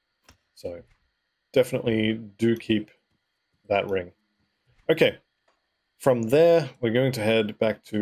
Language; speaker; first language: English; native; English